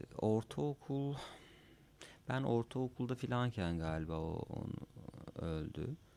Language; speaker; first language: Turkish; non-native, local second language; Kurdish